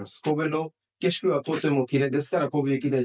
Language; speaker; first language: Japanese; non-native, learner; Bangla